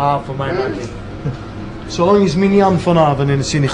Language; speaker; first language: Dutch; non-native, learner; Hebrew